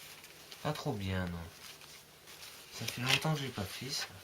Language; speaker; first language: French; native; French